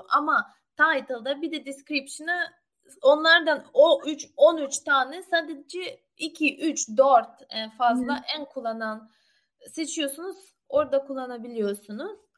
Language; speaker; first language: Turkish; non-native, learner; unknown